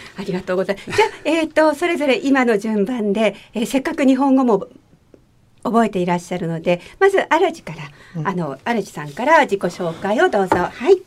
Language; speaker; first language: Japanese; native; Japanese